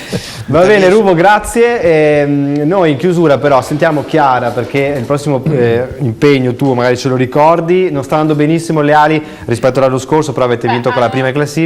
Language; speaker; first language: Italian; native; Italian